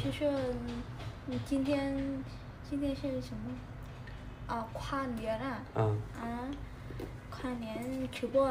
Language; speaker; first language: Chinese; non-native, learner; Vietnamese